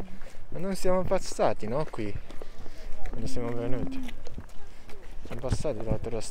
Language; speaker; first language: Italian; non-native, learner; Japanese